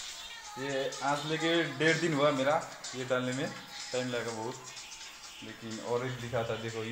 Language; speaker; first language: Hindi; non-native, local second language; Malayalam